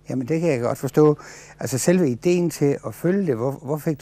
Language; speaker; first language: Danish; native; Danish